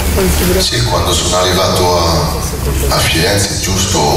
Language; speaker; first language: Italian; non-native, learner; French